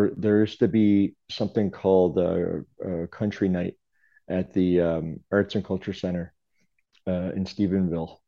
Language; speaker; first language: English; native; English